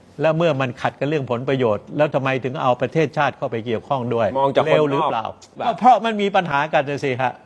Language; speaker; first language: Thai; native; Thai